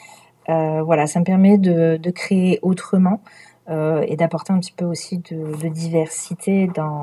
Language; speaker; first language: French; native; French